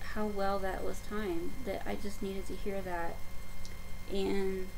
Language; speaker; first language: English; native; English